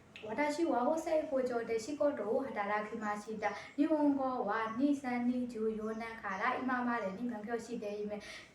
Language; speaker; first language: Japanese; non-native, learner; Burmese